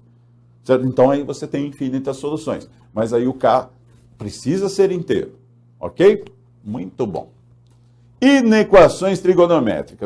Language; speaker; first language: Portuguese; native; Portuguese